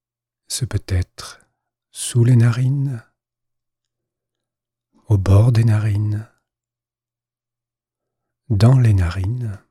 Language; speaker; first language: French; native; French